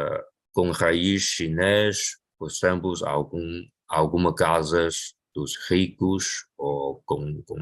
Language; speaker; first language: Portuguese; non-native, local second language; Chinese